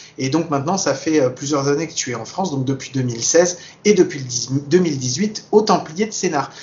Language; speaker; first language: French; native; French